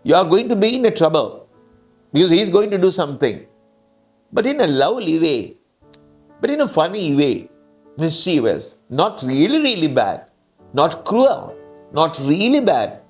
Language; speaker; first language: English; non-native, local second language; Sinhala